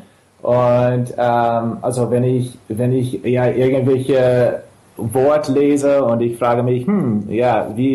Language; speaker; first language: German; non-native, fluent; English